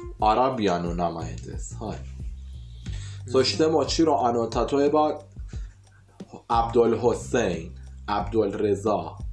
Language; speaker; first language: Japanese; non-native, fluent; Persian